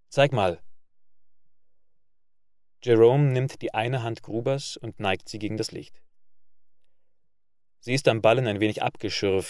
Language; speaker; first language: German; native; German